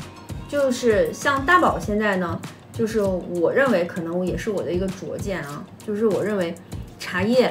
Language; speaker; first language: Chinese; native; Chinese